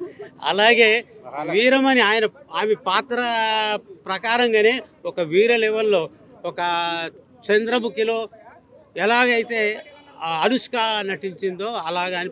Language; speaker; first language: Telugu; native; Telugu